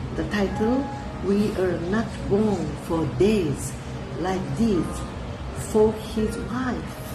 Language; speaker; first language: English; non-native, learner; Japanese